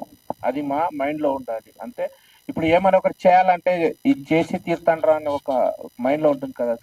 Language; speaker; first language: Telugu; non-native, local second language; Hindi